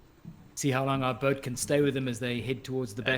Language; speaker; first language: English; native; English